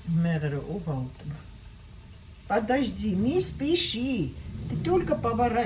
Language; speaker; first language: Russian; non-native, fluent; Armenian